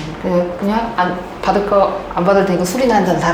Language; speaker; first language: Korean; native; Korean